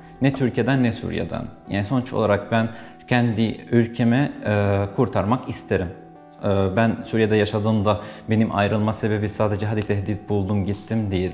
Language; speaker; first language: Turkish; non-native, fluent; Arabic